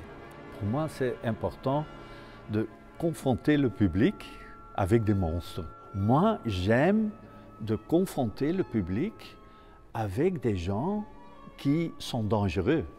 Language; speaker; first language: French; non-native, fluent; Dutch